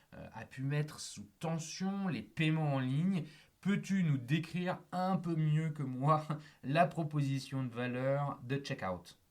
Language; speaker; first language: French; native; French